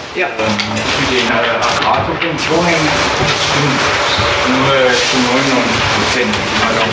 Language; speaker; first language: German; native; German